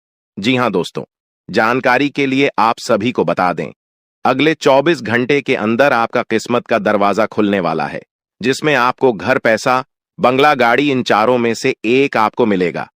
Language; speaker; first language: Hindi; non-native, local second language; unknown